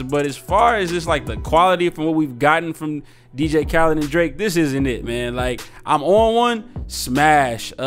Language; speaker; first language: English; native; English